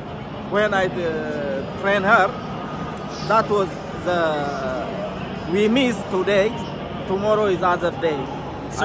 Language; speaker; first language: English; non-native, learner; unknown